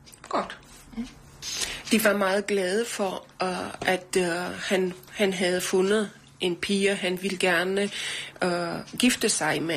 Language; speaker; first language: Danish; non-native, learner; Romanian